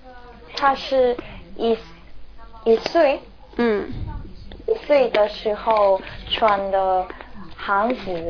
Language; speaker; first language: Chinese; non-native, learner; Korean